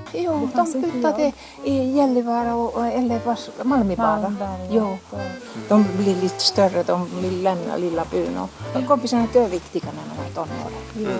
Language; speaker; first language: Swedish; non-native, learner; Finnish